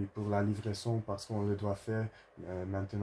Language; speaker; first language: French; non-native, learner; Dutch